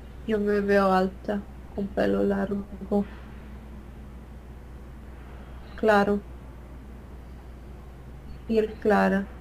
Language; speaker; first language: Spanish; non-native, fluent; Latvian